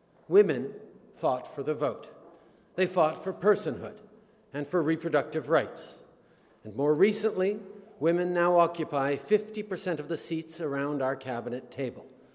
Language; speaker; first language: English; early bilingual, other home language; French